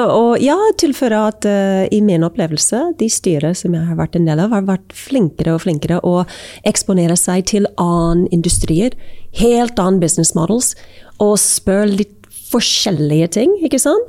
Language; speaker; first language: Norwegian; non-native, fluent; English